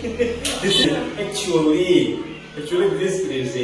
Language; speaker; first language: English; non-native, learner; Indonesian